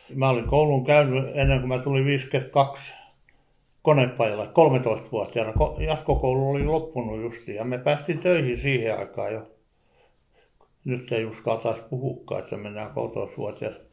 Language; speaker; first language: Finnish; native; Finnish